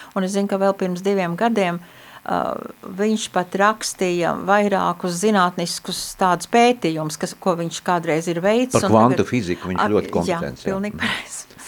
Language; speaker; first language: Latvian; native; Latvian